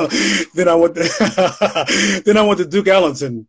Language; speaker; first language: English; native; English